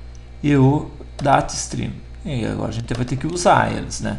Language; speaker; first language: Portuguese; native; Portuguese